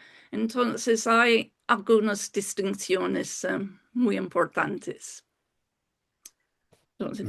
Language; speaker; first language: Spanish; non-native, fluent; English